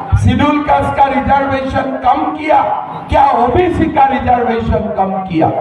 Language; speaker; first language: Hindi; non-native, local second language; Assamese